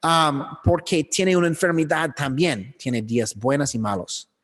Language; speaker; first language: Spanish; non-native, learner; English